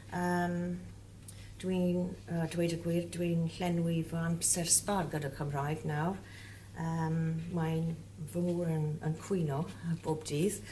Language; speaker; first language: Welsh; non-native, local second language; English